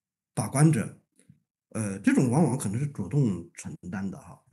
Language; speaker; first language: Chinese; native; Chinese